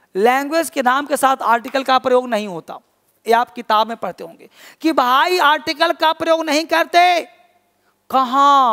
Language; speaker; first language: Hindi; native; Hindi